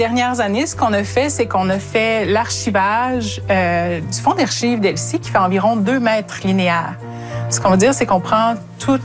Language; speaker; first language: French; native; French